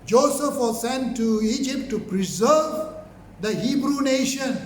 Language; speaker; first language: English; non-native, local second language; Tamil